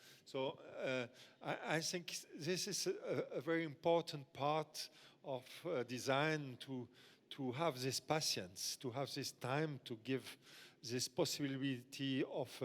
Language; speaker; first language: English; non-native, fluent; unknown